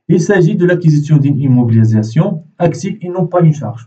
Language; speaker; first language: French; non-native, local second language; Arabic